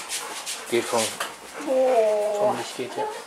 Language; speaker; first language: German; native; German